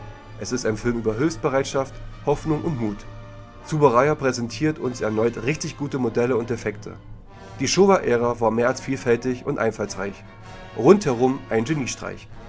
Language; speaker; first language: German; native; German